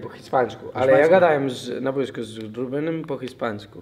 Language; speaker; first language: Polish; non-native, learner; Catalan